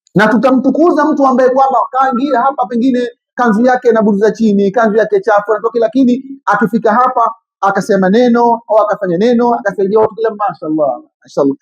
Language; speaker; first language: Swahili; native; Swahili